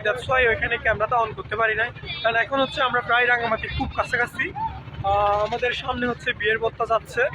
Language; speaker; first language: Bangla; non-native, local second language; Chakma